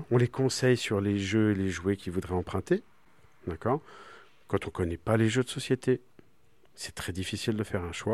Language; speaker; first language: French; native; French